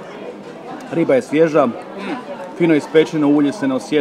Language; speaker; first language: Croatian; native; Croatian